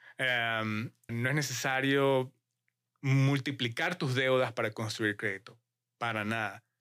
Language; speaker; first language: Spanish; native; Spanish